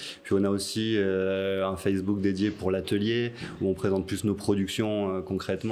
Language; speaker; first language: French; native; French